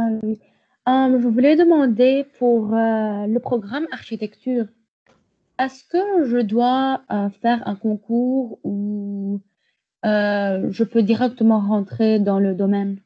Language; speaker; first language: French; non-native, local second language; Arabic